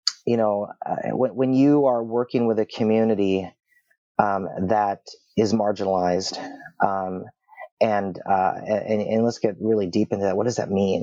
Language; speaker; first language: English; native; English